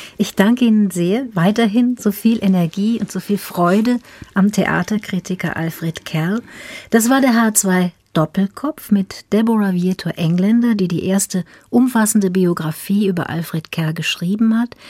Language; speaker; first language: German; native; German